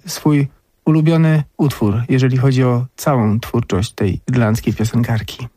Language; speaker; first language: Polish; native; Polish